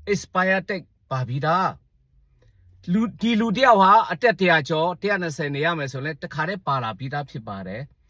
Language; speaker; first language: Burmese; non-native, local second language; Shan